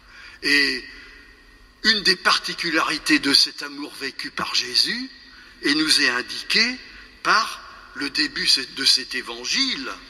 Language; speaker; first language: French; native; French